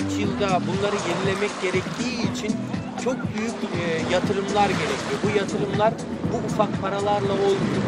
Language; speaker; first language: Turkish; native; Turkish